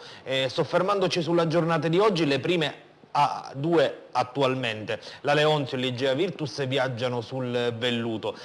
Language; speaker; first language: Italian; native; Italian